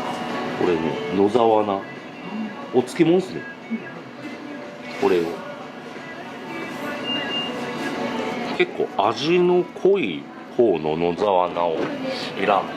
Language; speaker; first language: Japanese; native; Japanese